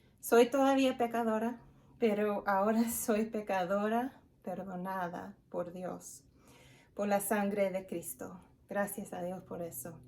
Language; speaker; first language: Spanish; non-native, fluent; English